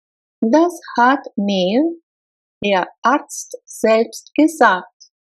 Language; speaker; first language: German; non-native, fluent; Russian